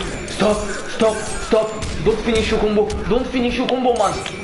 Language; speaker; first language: English; non-native, learner; French